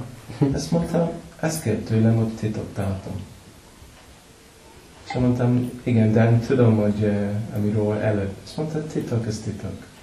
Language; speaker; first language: Hungarian; non-native, learner; English